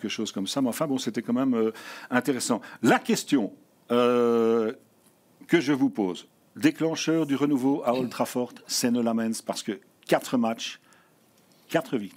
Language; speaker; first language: French; native; French